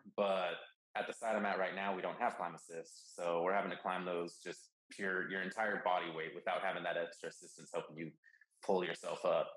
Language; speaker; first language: English; native; English